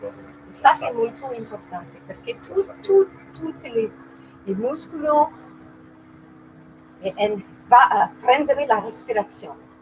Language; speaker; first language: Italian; non-native, learner; French